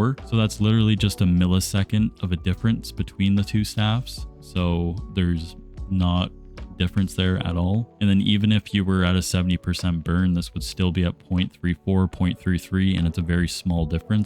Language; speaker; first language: English; native; English